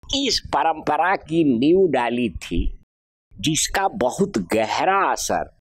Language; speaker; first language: Hindi; native; Hindi